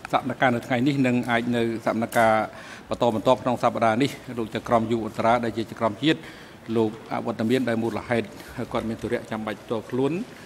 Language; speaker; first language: Khmer; native; Khmer